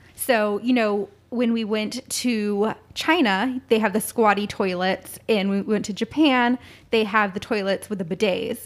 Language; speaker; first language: English; early bilingual, other home language; Filipino